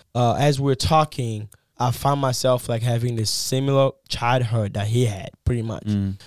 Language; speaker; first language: English; non-native, fluent; Lingala